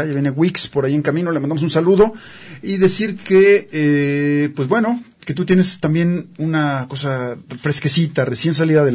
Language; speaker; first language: Spanish; native; Spanish